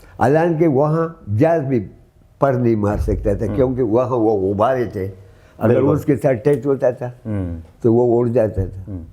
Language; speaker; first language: Urdu; non-native, local second language; Pashto